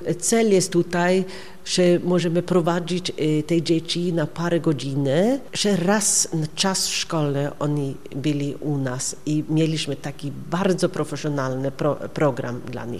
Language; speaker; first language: Polish; non-native, learner; Norwegian